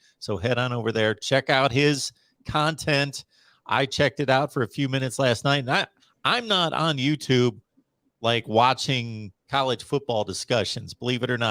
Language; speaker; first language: English; native; English